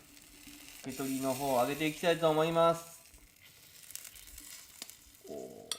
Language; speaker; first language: Japanese; native; Japanese